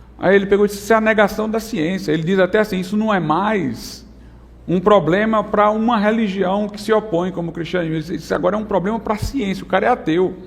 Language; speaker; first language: Portuguese; native; Portuguese